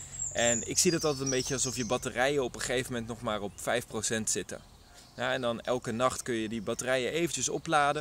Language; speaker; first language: Dutch; native; Dutch